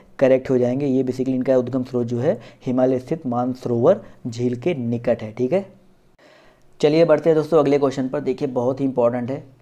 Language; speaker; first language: Hindi; native; Hindi